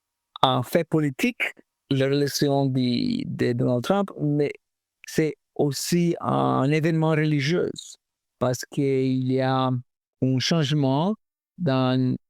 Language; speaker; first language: French; non-native, fluent; Italian